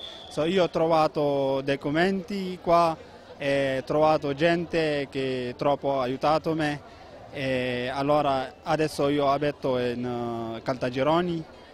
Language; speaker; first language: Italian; non-native, learner; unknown